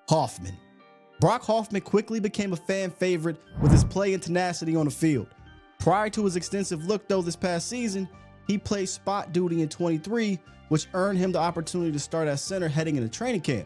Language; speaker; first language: English; native; English